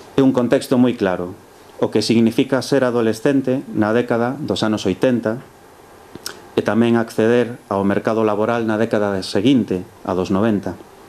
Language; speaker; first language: Galician; early bilingual, heritage; Galician